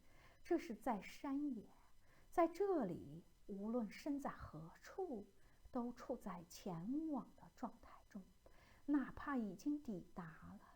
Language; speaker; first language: Chinese; native; Chinese